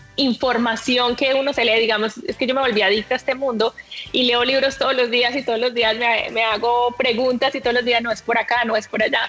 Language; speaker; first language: Spanish; native; Spanish